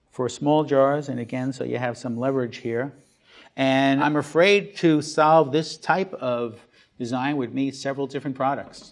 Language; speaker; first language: English; native; English